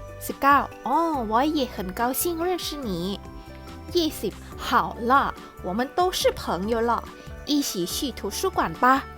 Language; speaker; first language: Chinese; non-native, fluent; Thai